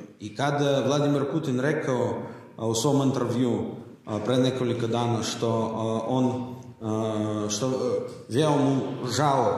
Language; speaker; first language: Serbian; non-native, learner; Russian